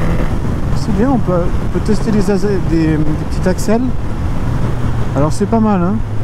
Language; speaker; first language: French; native; French